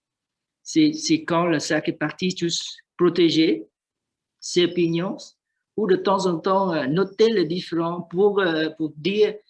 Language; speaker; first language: French; non-native, learner; Vietnamese